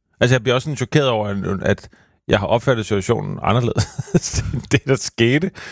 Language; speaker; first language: Danish; native; Danish